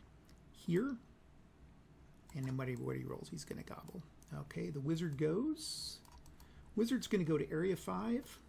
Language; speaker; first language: English; native; English